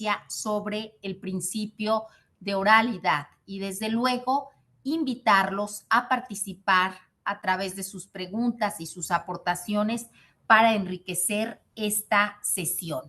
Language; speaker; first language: Spanish; native; Spanish